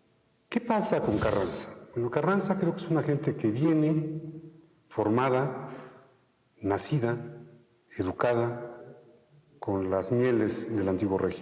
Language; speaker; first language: Spanish; native; Spanish